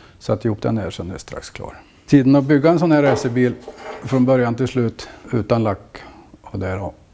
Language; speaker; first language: Swedish; native; Swedish